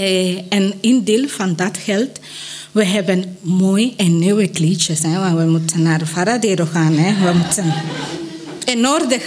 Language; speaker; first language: Dutch; non-native, learner; Spanish